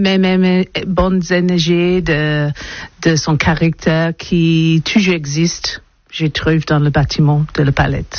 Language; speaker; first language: French; non-native, learner; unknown